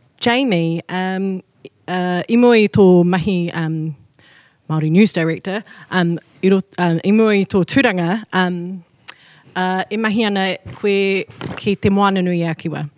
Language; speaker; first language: Māori; non-native, local second language; English